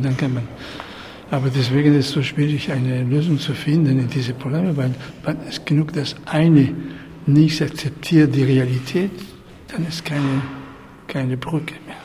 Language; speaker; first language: German; non-native, fluent; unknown